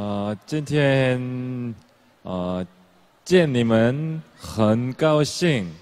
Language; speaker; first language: Chinese; non-native, learner; Korean